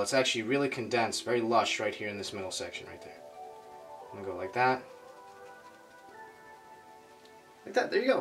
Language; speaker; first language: English; native; English